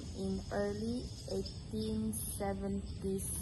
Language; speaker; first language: English; non-native, local second language; Malay